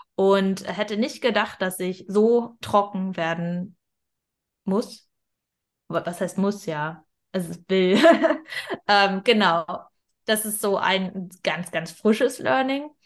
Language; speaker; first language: German; native; German